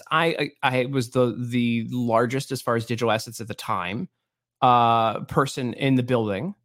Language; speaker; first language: English; native; English